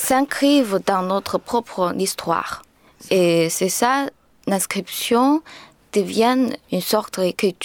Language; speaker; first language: French; non-native, learner; Chinese